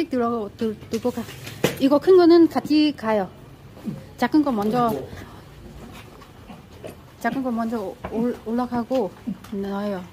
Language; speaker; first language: Korean; non-native, learner; Vietnamese